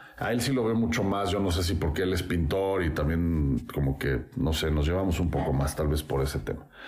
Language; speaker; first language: Spanish; native; Spanish